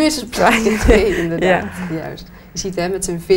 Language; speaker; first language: Dutch; native; Dutch